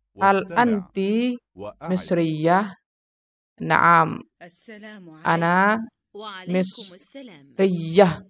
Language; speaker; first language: Arabic; non-native, fluent; Indonesian